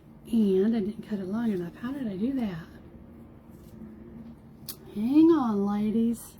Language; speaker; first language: English; native; English